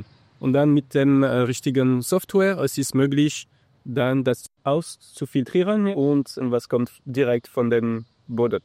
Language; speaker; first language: German; non-native, learner; English